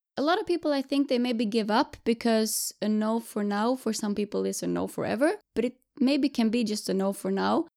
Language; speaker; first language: English; non-native, fluent; Swedish